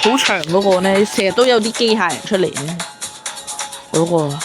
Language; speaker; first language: Chinese; early bilingual, heritage; Cantonese